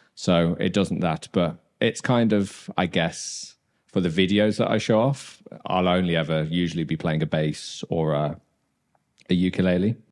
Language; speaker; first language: English; native; English